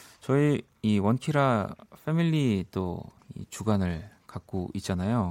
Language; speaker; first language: Korean; native; Korean